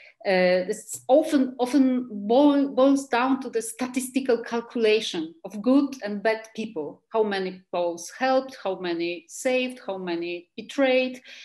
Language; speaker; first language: English; non-native, fluent; Polish